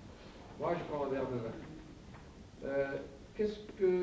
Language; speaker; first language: French; non-native, fluent; English